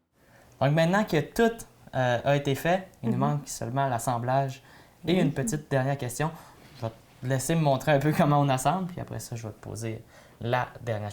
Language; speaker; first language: French; native; French